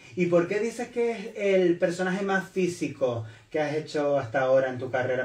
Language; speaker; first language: Spanish; native; Spanish